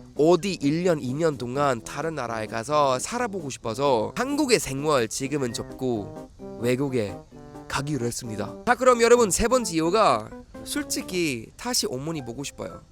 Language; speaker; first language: Korean; non-native, fluent; Swedish